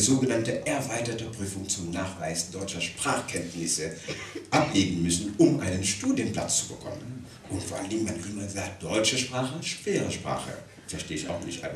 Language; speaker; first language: German; non-native, local second language; Wolof